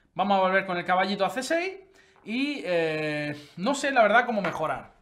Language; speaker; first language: Spanish; native; Spanish